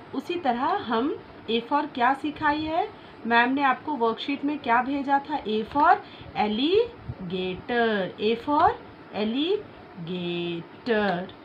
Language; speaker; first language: Hindi; native; Hindi